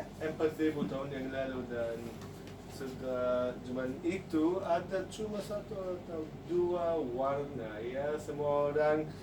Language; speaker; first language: Indonesian; non-native, fluent; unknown